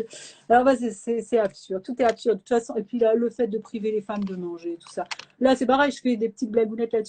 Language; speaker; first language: French; native; French